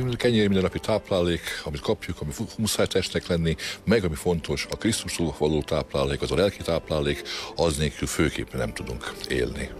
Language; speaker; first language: Hungarian; non-native, local second language; Croatian